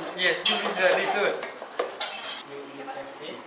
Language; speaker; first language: English; non-native, learner; Thai